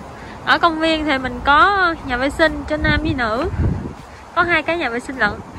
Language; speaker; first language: Vietnamese; native; Vietnamese